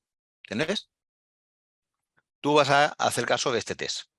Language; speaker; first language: Spanish; native; Spanish